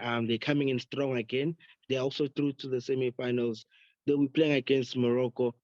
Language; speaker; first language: English; non-native, local second language; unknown